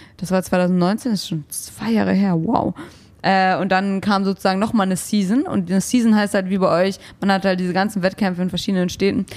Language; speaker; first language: German; early bilingual, other home language; English